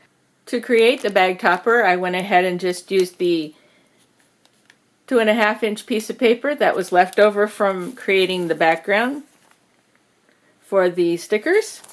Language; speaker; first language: English; native; English